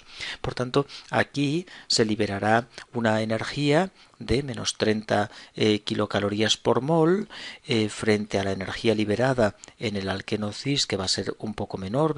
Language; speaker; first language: Spanish; native; Spanish